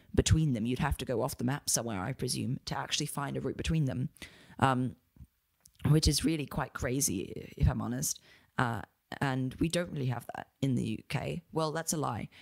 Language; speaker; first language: English; native; English